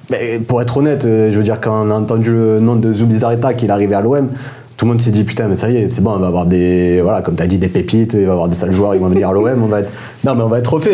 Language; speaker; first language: French; native; French